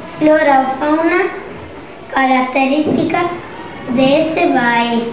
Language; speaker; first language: Spanish; early bilingual, other home language; Arabic